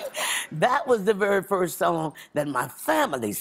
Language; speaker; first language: English; native; English